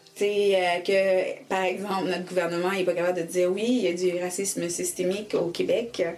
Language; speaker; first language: French; early bilingual, other home language; Haitian Creole